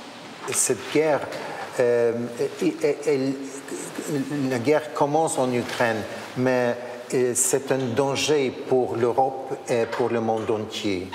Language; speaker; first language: French; non-native, learner; Ukrainian